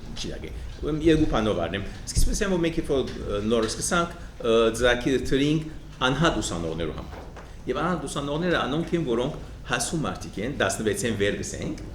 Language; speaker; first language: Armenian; early bilingual, heritage; Armenian